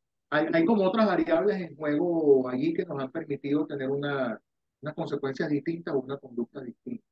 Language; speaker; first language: Spanish; native; Spanish